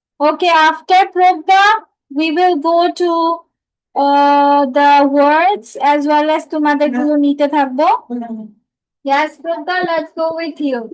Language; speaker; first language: English; non-native, fluent; Bangla